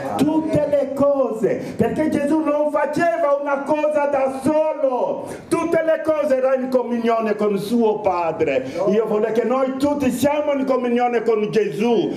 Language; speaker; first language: Italian; non-native, fluent; Romanian